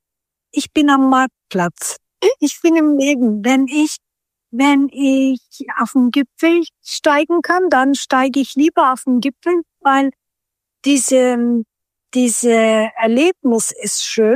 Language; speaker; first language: German; non-native, fluent; Turkish